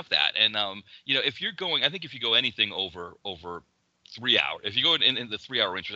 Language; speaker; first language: English; native; English